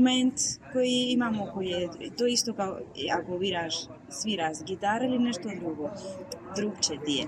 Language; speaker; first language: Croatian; non-native, learner; Spanish